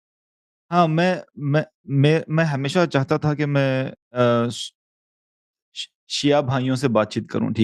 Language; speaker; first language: Hindi; early bilingual, heritage; Urdu